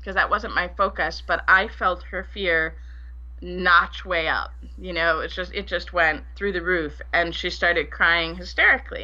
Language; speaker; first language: English; native; English